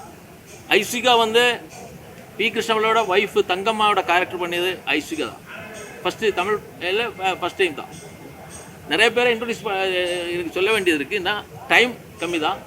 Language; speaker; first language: Tamil; non-native, learner; Malayalam